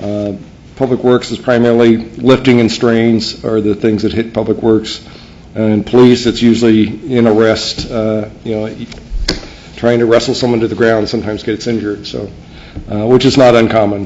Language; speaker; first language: English; native; English